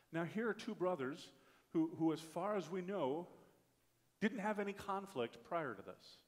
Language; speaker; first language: English; native; English